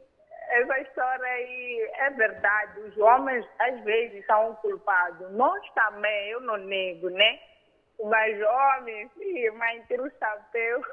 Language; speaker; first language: Portuguese; non-native, local second language; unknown